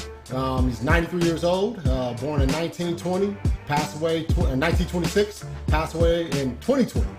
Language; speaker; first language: English; native; English